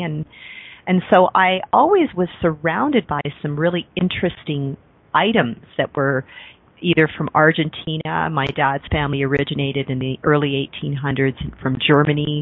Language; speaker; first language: English; native; English